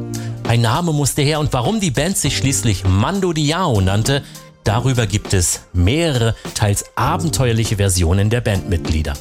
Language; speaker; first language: German; native; German